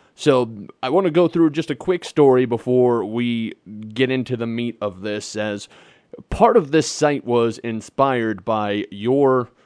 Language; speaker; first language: English; native; English